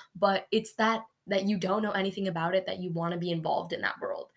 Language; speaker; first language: English; native; English